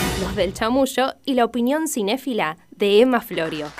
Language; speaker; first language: Spanish; native; Spanish